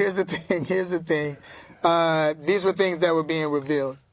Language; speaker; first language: English; native; English